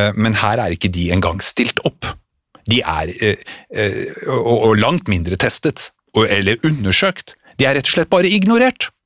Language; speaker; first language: Norwegian; native; Norwegian